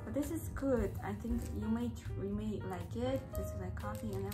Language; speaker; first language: English; non-native, learner; Russian